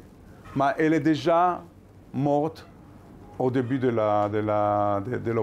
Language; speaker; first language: French; non-native, fluent; Hebrew